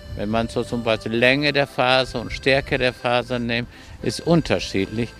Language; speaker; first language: German; non-native, fluent; Spanish